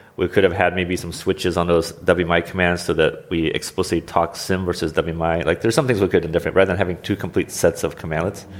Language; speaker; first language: English; native; English